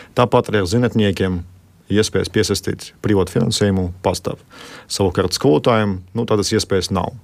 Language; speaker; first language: Latvian; non-native, local second language; Russian